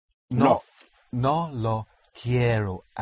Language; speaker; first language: Spanish; non-native, learner; English